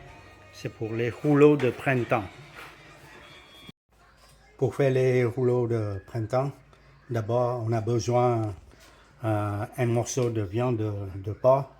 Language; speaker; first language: French; non-native, fluent; Vietnamese